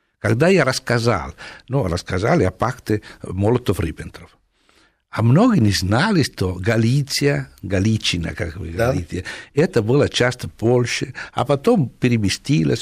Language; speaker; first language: Russian; non-native, fluent; Italian